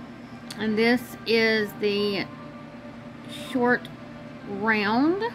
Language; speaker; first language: English; native; English